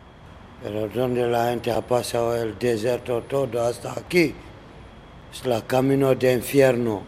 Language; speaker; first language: Spanish; non-native, learner; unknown